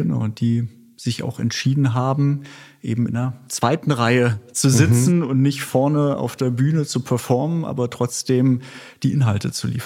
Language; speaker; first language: German; native; German